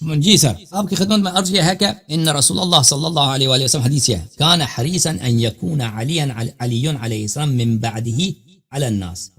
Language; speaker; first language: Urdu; non-native, fluent; Persian